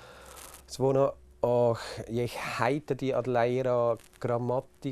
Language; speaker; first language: Icelandic; non-native, learner; German